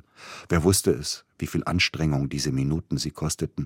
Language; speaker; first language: German; native; German